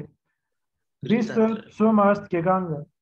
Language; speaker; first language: German; non-native, fluent; Turkish